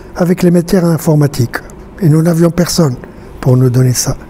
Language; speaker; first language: French; non-native, local second language; Arabic